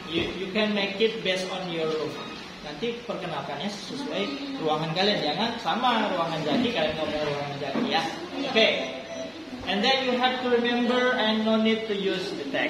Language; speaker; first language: English; non-native, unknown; Indonesian